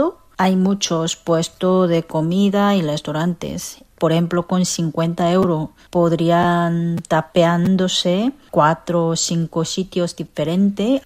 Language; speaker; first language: Spanish; non-native, fluent; Korean